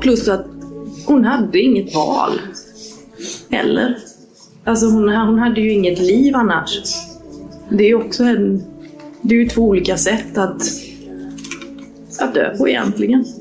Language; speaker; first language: Swedish; native; Swedish